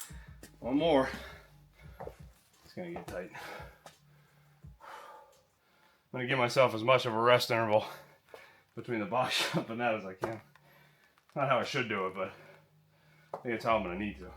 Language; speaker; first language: English; native; English